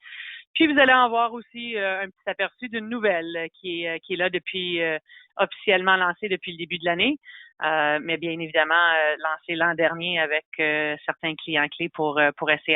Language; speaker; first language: French; native; French